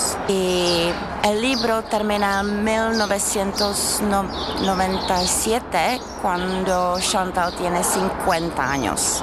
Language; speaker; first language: Spanish; non-native, learner; Czech